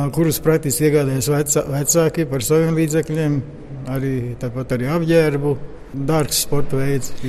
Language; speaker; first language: Latvian; native; Latvian